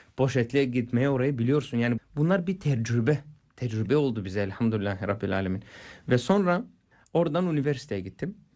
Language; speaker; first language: Turkish; non-native, fluent; Bulgarian